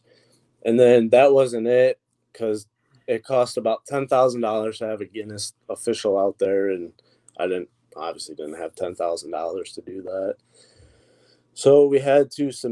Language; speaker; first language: English; native; English